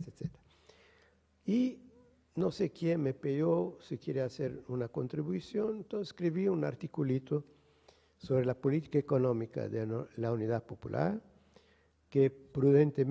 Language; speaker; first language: Spanish; non-native, fluent; Portuguese